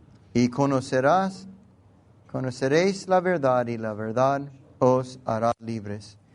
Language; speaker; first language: Spanish; non-native, learner; English